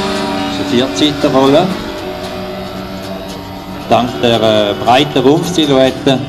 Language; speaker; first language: German; native; German